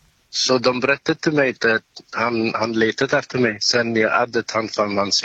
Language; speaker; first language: Swedish; non-native, learner; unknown